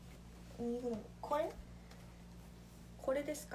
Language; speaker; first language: Japanese; non-native, fluent; Korean